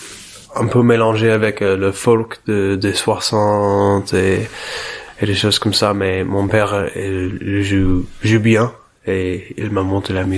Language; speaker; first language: French; non-native, learner; English